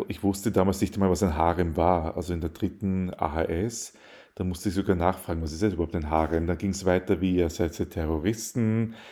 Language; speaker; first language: German; early bilingual, other home language; Arabic